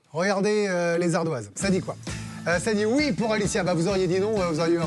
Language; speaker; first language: French; native; French